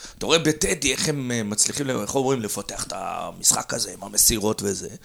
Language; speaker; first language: Hebrew; native; Hebrew